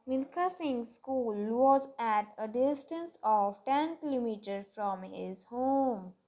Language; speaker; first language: English; non-native, local second language; Punjabi